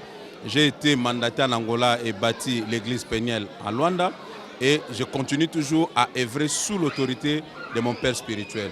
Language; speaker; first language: French; non-native, local second language; Lingala